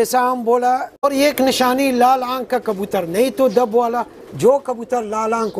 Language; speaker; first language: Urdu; non-native, learner; Arabic